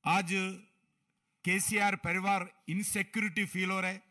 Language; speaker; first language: Hindi; non-native, local second language; Telugu